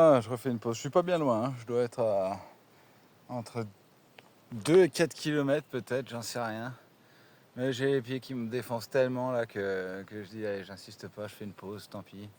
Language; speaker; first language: French; native; French